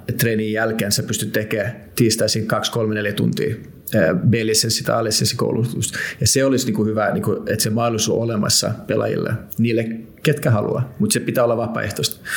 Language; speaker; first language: Finnish; non-native, local second language; Swedish